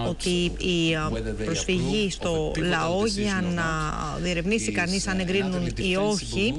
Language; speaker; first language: Greek; native; Greek